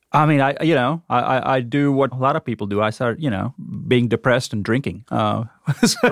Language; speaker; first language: English; non-native, local second language; Gujarati